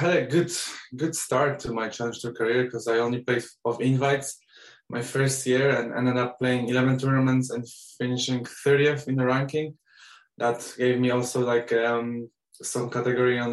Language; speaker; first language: English; non-native, fluent; Polish